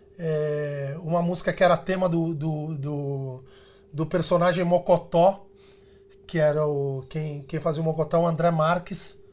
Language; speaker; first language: Portuguese; early bilingual, other home language; Spanish